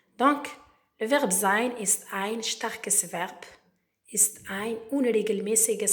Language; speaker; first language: German; non-native, learner; Arabic